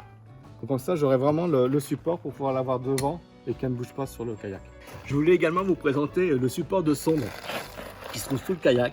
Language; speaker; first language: French; native; French